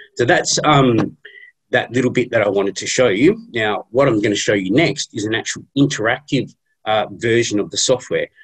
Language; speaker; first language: English; native; English